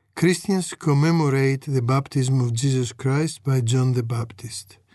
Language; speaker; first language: English; non-native, fluent; Greek